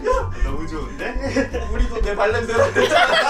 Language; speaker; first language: Korean; native; Korean